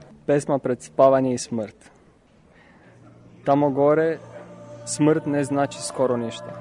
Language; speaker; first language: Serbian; non-native, learner; Romanian